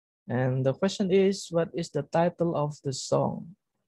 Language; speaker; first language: English; non-native, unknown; Indonesian